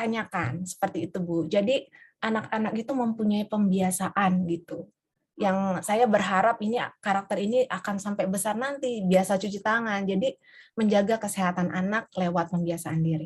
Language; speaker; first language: Indonesian; native; Indonesian